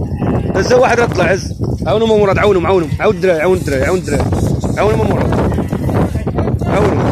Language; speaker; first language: Arabic; native; Arabic